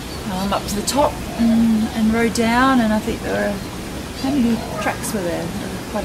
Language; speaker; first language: English; native; English